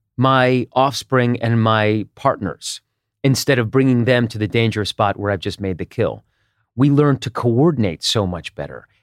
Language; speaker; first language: English; early bilingual, other home language; Hebrew